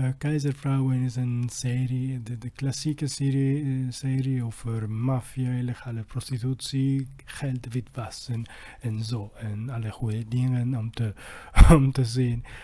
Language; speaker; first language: Dutch; non-native, learner; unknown